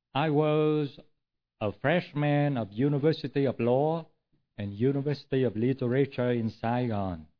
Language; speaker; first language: English; non-native, fluent; Vietnamese